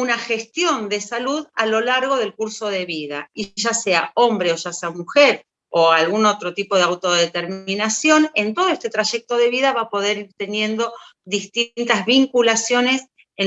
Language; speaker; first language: Spanish; native; Spanish